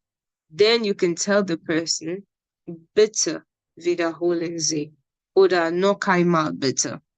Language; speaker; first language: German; non-native, fluent; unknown